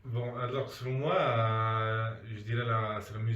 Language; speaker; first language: French; non-native, local second language; Italian